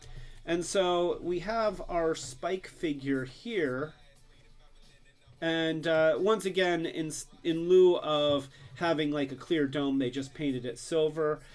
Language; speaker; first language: English; native; English